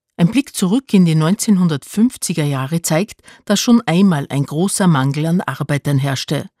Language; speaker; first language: German; native; German